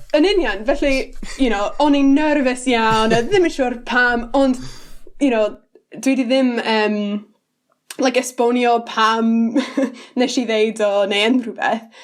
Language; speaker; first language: Welsh; non-native, learner; English